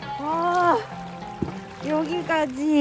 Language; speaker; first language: Korean; non-native, learner; Cantonese